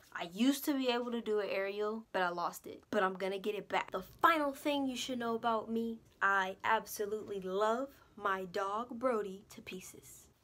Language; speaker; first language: English; native; English